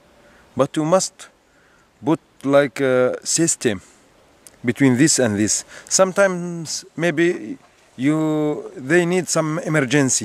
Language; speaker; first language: English; non-native, learner; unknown